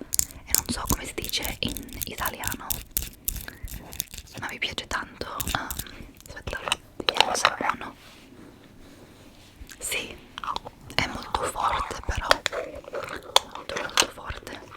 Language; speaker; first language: Italian; non-native, fluent; English